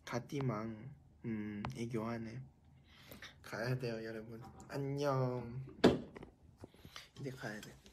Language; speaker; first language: Korean; non-native, fluent; Thai